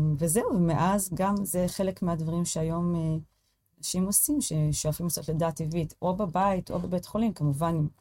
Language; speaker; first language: Hebrew; native; Hebrew